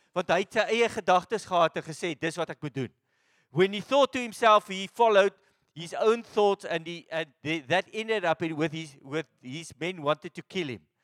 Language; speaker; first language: English; non-native, local second language; Afrikaans